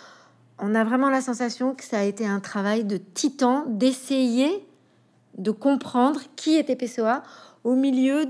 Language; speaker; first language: French; native; French